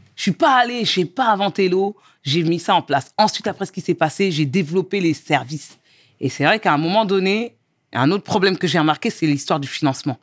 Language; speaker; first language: French; early bilingual, other home language; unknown